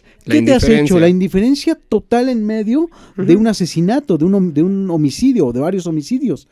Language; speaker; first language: Spanish; native; Spanish